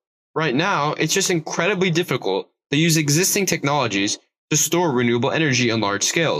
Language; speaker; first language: English; native; English